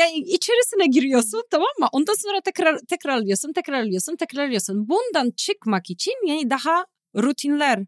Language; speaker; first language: Turkish; non-native, fluent; Polish